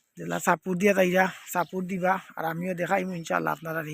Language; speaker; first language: Bangla; non-native, local second language; Sylheti